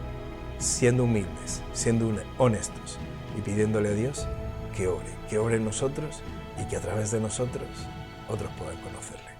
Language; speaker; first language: Spanish; native; Spanish